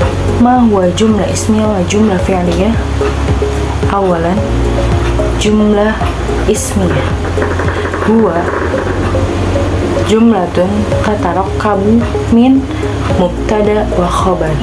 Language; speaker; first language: Arabic; non-native, learner; Indonesian